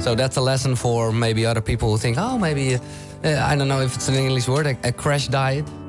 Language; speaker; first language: English; non-native, fluent; Dutch